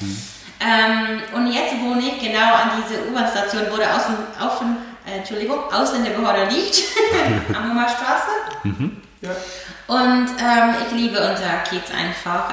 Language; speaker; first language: German; non-native, fluent; English